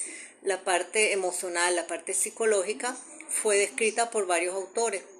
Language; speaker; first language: Spanish; native; Spanish